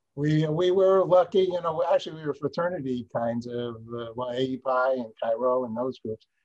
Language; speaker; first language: English; native; English